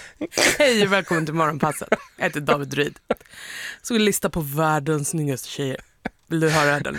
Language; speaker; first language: Swedish; native; Swedish